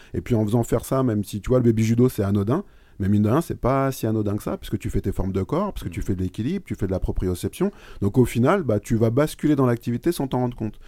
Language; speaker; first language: French; native; French